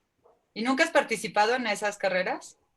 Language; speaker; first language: Spanish; native; Spanish